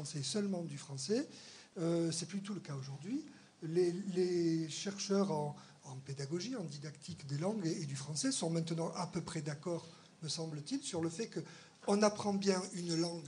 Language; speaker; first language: French; native; French